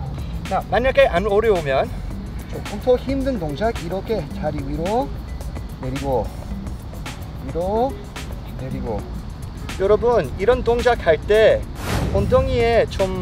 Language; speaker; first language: Korean; non-native, fluent; English